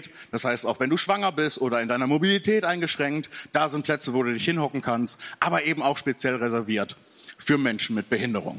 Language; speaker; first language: German; native; German